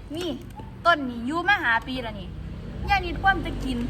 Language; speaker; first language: Thai; non-native, local second language; Northeastern Thai